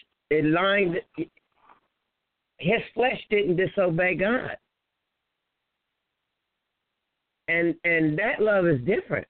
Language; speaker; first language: English; native; English